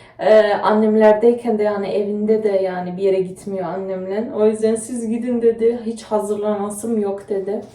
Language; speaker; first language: Turkish; early bilingual, heritage; Turkish